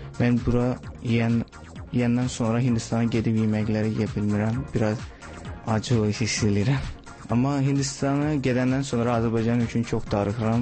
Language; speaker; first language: Azerbaijani; non-native, learner; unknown